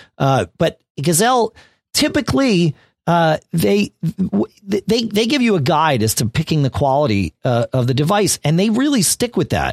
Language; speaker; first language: English; native; English